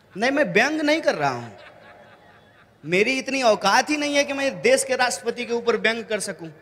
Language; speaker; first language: Hindi; native; Hindi